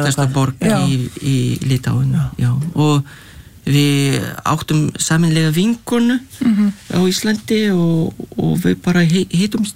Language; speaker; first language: Icelandic; non-native, fluent; Lithuanian